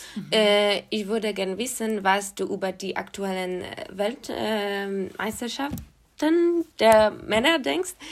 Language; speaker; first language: German; non-native, learner; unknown